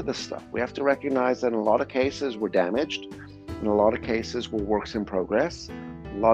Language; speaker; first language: English; native; English